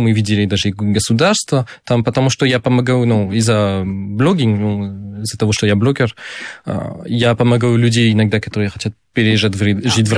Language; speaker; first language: Russian; non-native, learner; French